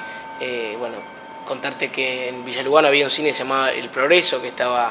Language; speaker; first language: Spanish; native; Spanish